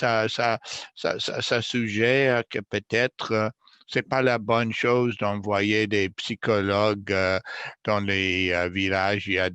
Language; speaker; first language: French; non-native, fluent; English